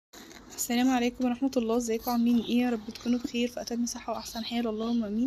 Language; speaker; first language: Arabic; native; Arabic